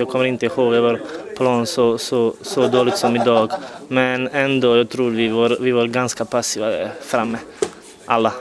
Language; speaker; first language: Swedish; non-native, fluent; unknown